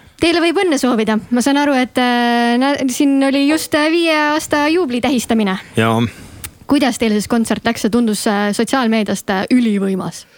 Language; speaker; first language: Estonian; native; Estonian